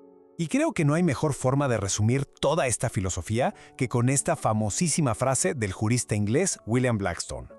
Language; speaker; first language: Spanish; native; Spanish